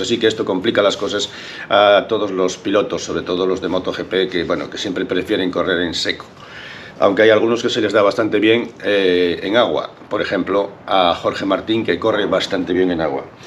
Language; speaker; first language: Spanish; native; Spanish